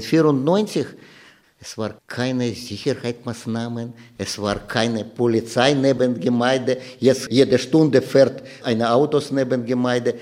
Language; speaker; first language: German; non-native, learner; Russian